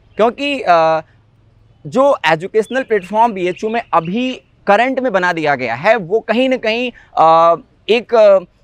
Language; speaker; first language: Hindi; native; Hindi